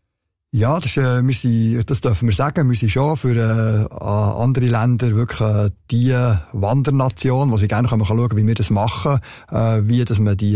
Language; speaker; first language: German; native; German